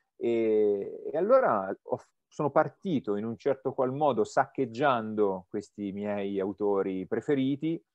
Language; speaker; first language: Italian; native; Italian